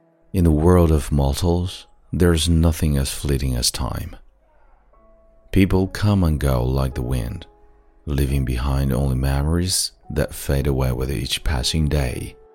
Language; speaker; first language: English; non-native, fluent; Chinese